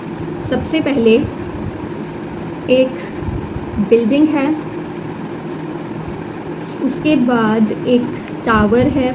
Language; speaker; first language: Hindi; native; Hindi